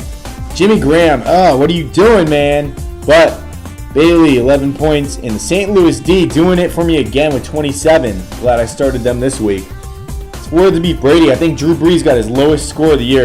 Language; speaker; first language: English; native; English